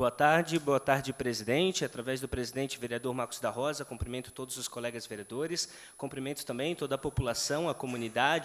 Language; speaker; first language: Portuguese; native; Portuguese